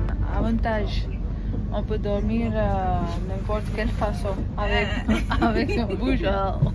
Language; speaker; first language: French; non-native, fluent; Hindi